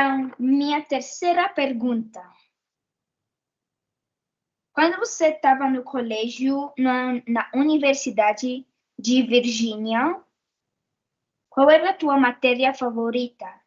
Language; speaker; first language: Portuguese; non-native, learner; Spanish